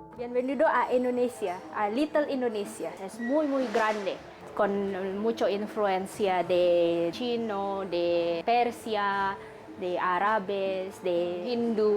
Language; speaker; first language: Spanish; non-native, learner; Indonesian